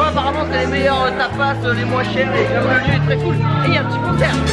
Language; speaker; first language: French; native; French